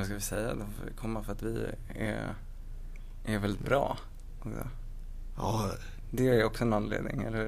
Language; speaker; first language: Swedish; native; Swedish